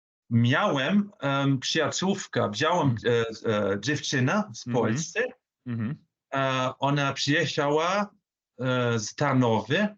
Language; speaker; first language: Polish; non-native, learner; German